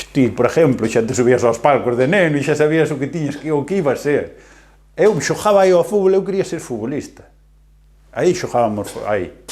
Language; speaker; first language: Galician; native; Galician